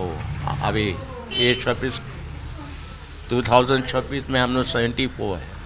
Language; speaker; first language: Hindi; non-native, local second language; Chinese